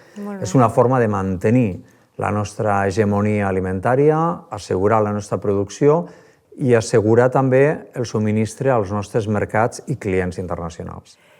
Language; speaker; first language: Catalan; native; Catalan